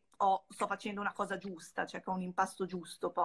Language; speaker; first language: Italian; native; Italian